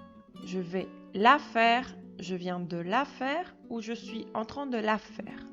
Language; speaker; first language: French; non-native, fluent; Spanish